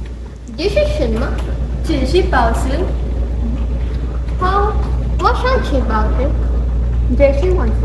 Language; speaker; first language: Chinese; non-native, learner; Filipino